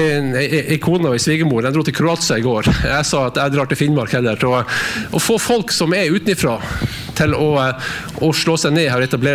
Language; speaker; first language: Norwegian; native; Norwegian